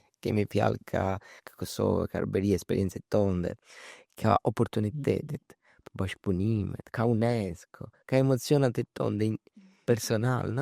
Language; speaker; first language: Albanian; early bilingual, heritage; Albanian